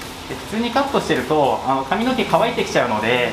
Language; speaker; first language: Japanese; native; Japanese